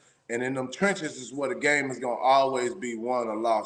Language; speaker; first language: English; native; English